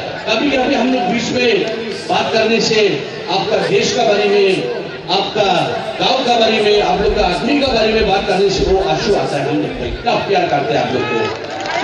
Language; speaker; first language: Hindi; non-native, local second language; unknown